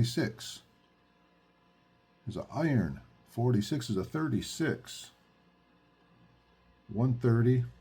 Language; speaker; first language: English; native; English